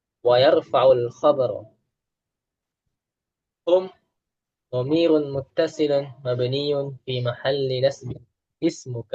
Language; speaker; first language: Arabic; non-native, learner; Indonesian